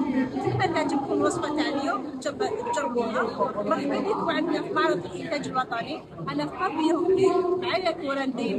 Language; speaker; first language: Arabic; native; Arabic